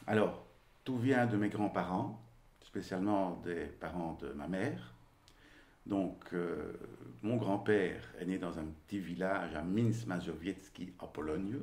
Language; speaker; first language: French; native; French